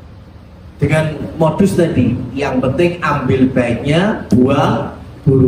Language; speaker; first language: Indonesian; native; Indonesian